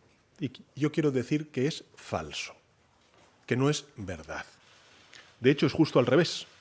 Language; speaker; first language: Spanish; native; Spanish